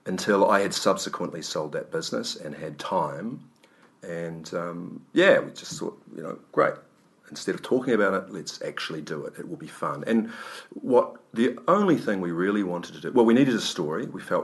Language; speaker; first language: English; native; English